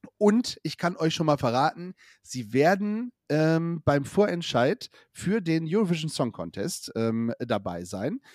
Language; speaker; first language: German; native; German